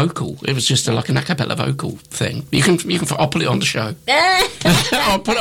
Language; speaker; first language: English; native; English